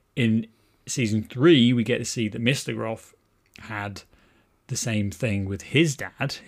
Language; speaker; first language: English; native; English